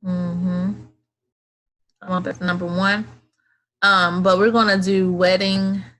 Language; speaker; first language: English; native; English